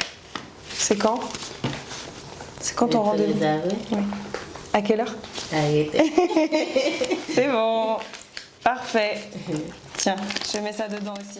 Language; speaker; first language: French; native; French